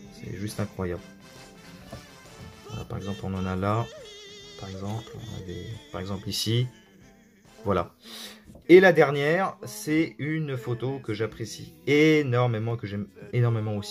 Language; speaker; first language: French; native; French